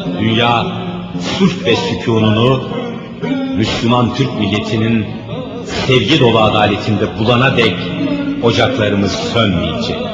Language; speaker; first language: Turkish; native; Turkish